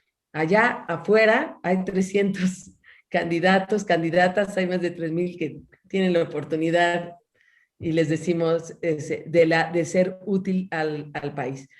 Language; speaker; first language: Spanish; native; Spanish